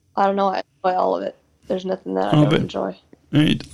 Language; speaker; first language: English; native; English